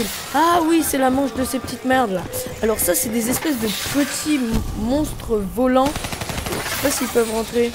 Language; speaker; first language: French; native; French